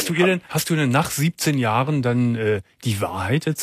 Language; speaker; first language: German; native; German